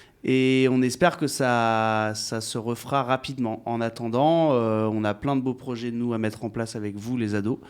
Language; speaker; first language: French; native; French